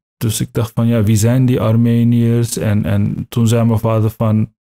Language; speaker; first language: Dutch; early bilingual, other home language; Turkish